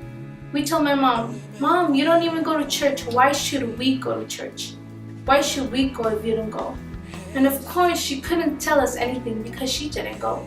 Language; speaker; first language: English; early bilingual, other home language; Spanish